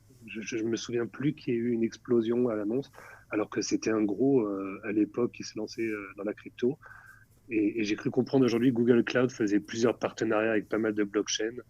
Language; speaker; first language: French; native; French